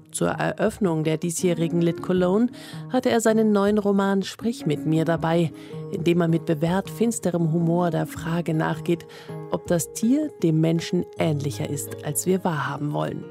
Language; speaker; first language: German; native; German